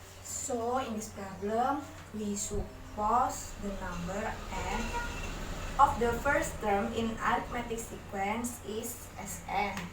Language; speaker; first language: English; non-native, learner; Indonesian